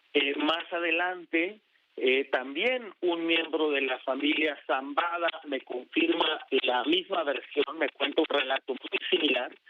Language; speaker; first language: Spanish; native; Spanish